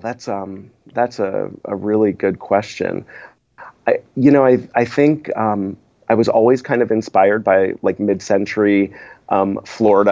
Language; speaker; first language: English; native; English